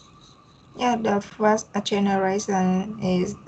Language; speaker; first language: English; non-native, learner; Vietnamese